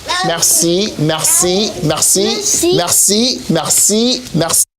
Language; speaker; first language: French; non-native, fluent; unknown